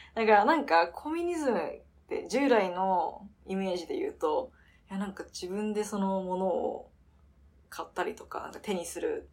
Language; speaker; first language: Japanese; native; Japanese